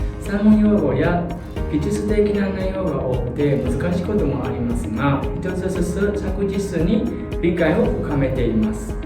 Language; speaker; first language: Japanese; non-native, fluent; Burmese